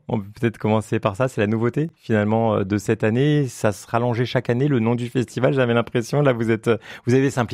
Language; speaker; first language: French; native; French